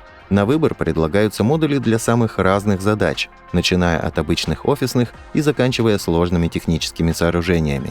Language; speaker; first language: Russian; native; Russian